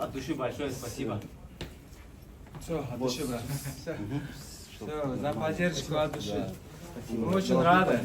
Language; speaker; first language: Russian; non-native, local second language; Kyrgyz